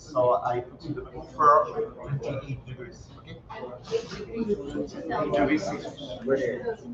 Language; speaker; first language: English; non-native, learner; French